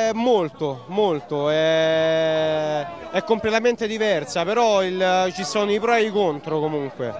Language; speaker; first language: Italian; native; Italian